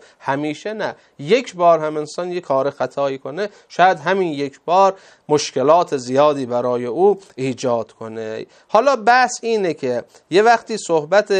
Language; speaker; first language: Persian; native; Persian